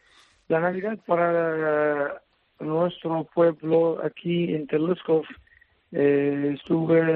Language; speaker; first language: Spanish; non-native, learner; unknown